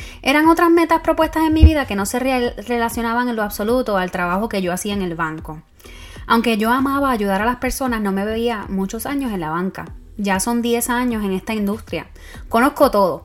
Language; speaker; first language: Spanish; native; Spanish